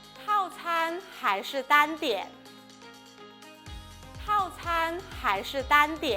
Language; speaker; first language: Chinese; non-native, fluent; Thai